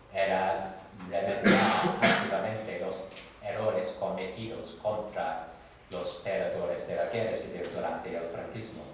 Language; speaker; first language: Spanish; non-native, fluent; English